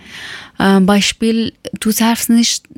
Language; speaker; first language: German; non-native, learner; Persian